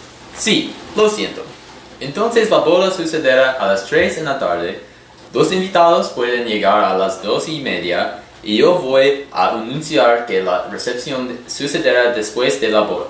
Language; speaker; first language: Spanish; non-native, learner; English